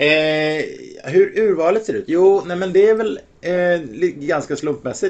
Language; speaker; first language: Swedish; native; Swedish